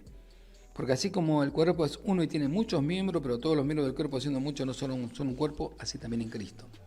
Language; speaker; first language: Spanish; native; Spanish